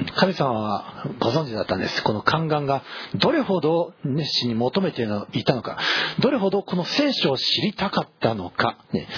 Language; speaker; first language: Japanese; native; Japanese